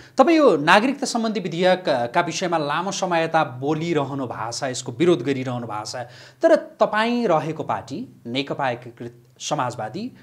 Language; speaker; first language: Nepali; native; Nepali